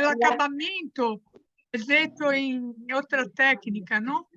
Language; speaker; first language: Spanish; non-native, fluent; Portuguese